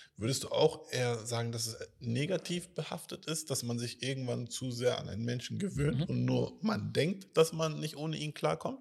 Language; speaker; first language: German; native; German